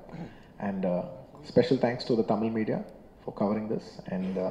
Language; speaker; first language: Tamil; non-native, local second language; Telugu